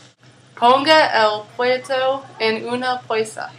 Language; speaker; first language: Spanish; non-native, learner; English